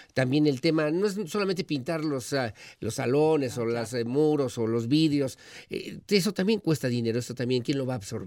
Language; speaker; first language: Spanish; native; Spanish